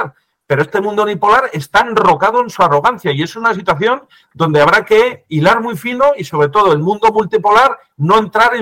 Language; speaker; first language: Spanish; native; Spanish